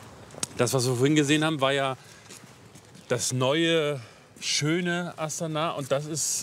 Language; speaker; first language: German; native; German